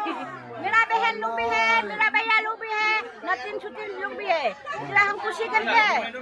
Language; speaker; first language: Hindi; non-native, local second language; Rongmei Naga